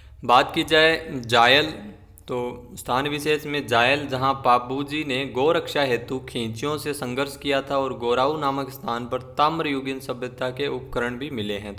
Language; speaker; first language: Hindi; native; Hindi